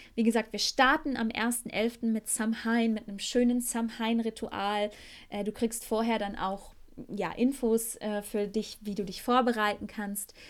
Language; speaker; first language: German; native; German